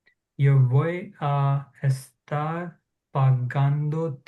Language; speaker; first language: Spanish; non-native, learner; English